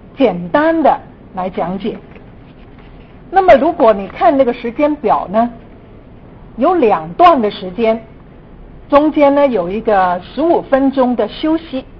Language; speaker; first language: Chinese; non-native, local second language; Cantonese